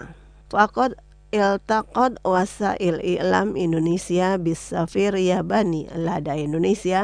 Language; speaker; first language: Arabic; non-native, fluent; Indonesian